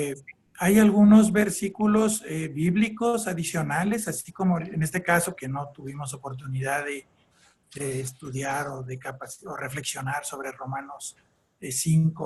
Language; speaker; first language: Spanish; native; Spanish